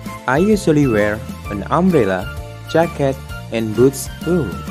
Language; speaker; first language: English; non-native, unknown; Indonesian